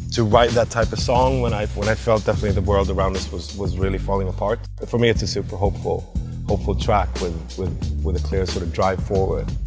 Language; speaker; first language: English; non-native, fluent; Swedish